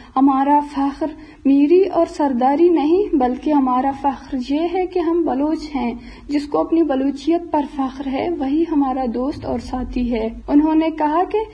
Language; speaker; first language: Urdu; non-native, local second language; Baluchi